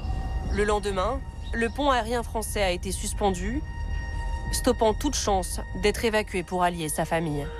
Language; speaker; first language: French; native; French